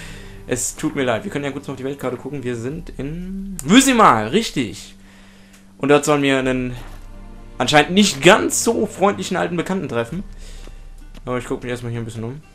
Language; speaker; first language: German; native; German